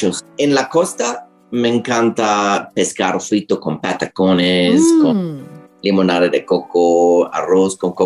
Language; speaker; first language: Spanish; non-native, learner; English